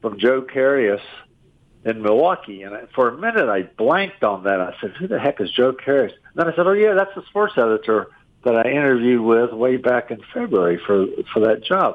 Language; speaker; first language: English; native; English